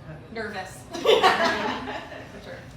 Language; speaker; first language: English; native; English